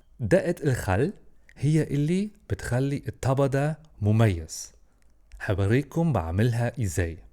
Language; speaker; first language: Egyptian Arabic; non-native, learner; German